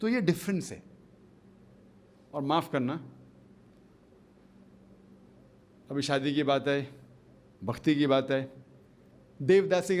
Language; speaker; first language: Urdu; non-native, fluent; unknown